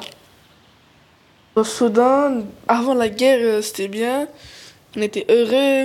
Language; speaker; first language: French; early bilingual, other home language; Arabic